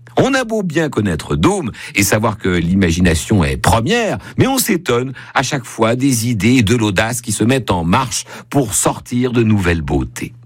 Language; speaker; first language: French; native; French